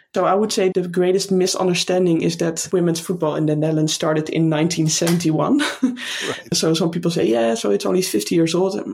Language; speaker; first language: English; non-native, fluent; Dutch